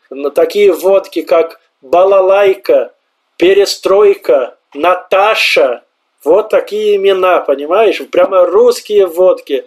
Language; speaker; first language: Russian; non-native, fluent; Portuguese